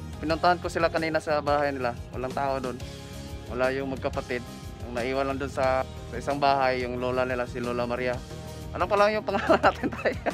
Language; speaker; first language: Filipino; non-native, local second language; Cebuano